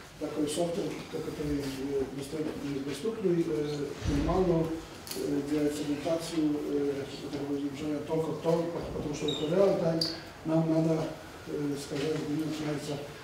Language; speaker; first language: Polish; non-native, learner; Russian